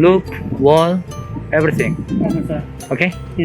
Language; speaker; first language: English; non-native, learner; Korean